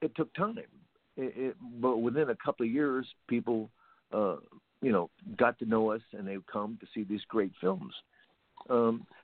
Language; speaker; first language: English; native; English